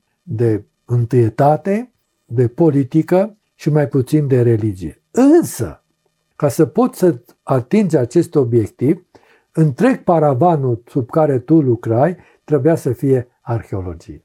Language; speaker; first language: Romanian; native; Romanian